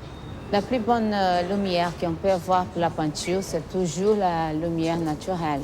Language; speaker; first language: French; non-native, fluent; Portuguese